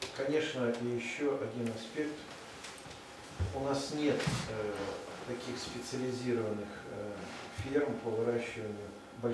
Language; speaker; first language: Russian; native; Russian